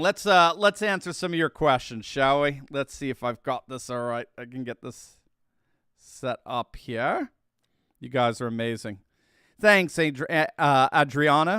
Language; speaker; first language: English; native; English